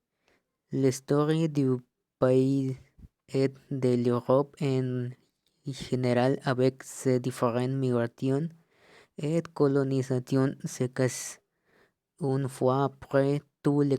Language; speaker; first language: French; non-native, learner; Spanish